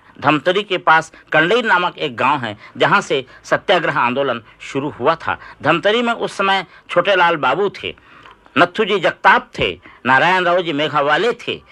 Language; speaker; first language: Hindi; native; Hindi